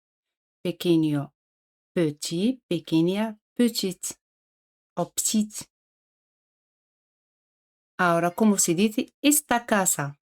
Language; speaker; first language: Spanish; non-native, fluent; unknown